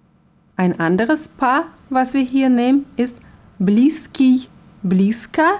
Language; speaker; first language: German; non-native, fluent; Russian